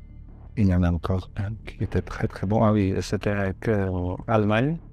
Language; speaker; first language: French; non-native, learner; Polish